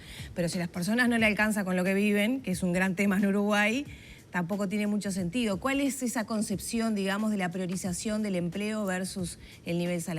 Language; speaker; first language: Spanish; native; Spanish